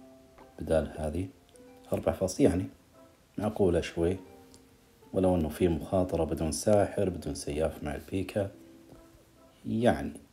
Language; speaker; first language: Arabic; native; Arabic